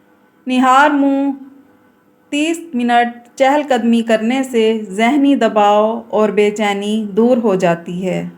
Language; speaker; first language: Urdu; native; Urdu